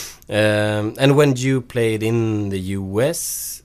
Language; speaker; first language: English; non-native, fluent; Swedish